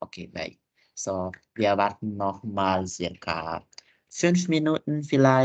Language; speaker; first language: German; non-native, fluent; Indonesian